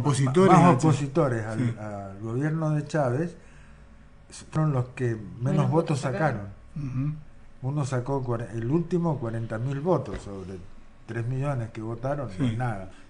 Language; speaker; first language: Spanish; native; Spanish